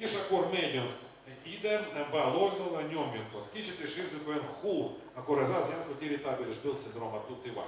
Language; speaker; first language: Hungarian; non-native, learner; Russian